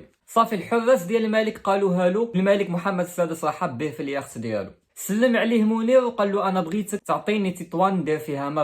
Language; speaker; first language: Arabic; native; Arabic